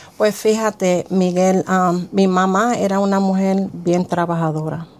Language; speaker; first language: Spanish; early bilingual, heritage; Spanish